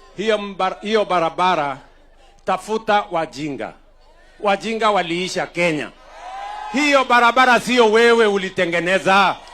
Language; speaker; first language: Swahili; non-native, local second language; Kalenjin